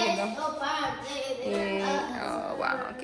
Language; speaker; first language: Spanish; non-native, learner; English